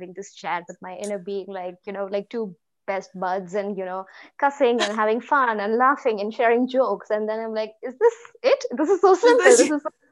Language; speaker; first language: English; non-native, local second language; Hindi